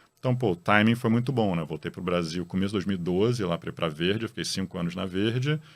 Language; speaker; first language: Portuguese; native; Portuguese